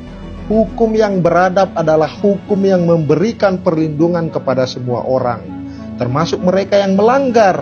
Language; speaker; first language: Indonesian; native; Indonesian